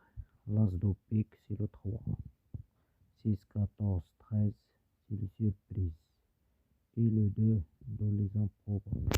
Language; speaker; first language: French; non-native, learner; Arabic